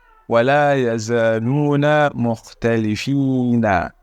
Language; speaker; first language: Arabic; non-native, fluent; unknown